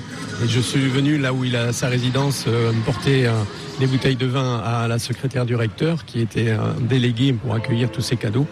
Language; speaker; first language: French; native; French